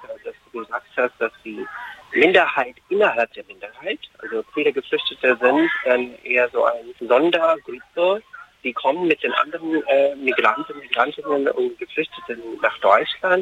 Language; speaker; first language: German; non-native, fluent; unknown